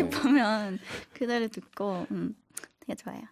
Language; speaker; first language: Korean; non-native, fluent; German